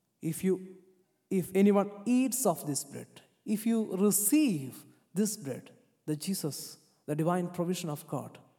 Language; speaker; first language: English; non-native, local second language; Malayalam